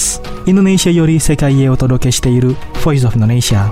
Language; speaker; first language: Japanese; non-native, fluent; Indonesian